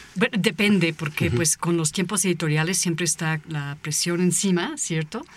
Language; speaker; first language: Spanish; non-native, fluent; English